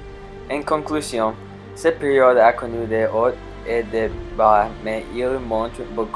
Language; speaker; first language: French; non-native, learner; English